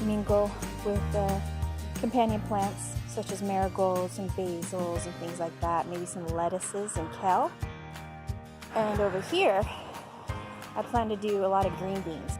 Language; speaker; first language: English; native; English